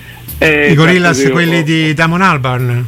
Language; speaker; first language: Italian; native; Italian